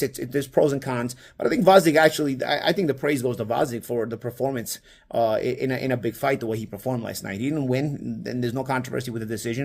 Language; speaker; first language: English; native; English